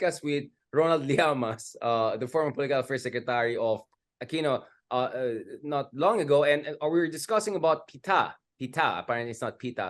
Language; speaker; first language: English; non-native, local second language; Filipino